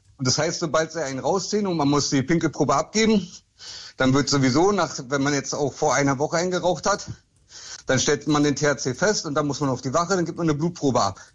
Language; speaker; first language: German; native; German